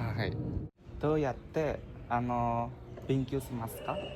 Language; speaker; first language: Japanese; non-native, learner; Indonesian